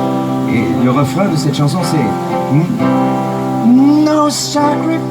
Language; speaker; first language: French; native; French